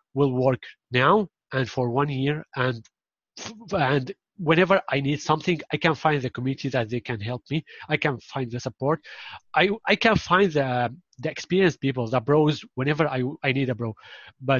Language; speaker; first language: English; non-native, fluent; Arabic